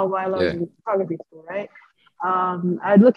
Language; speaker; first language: English; native; English